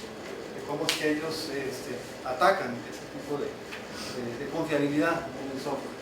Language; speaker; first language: Spanish; native; Spanish